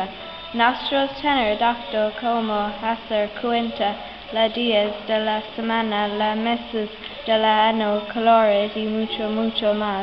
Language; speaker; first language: Spanish; non-native, learner; English